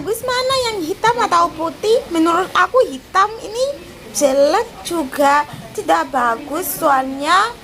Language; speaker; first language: Indonesian; non-native, learner; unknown